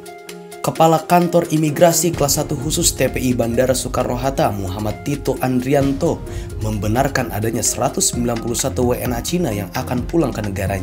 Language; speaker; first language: Indonesian; native; Indonesian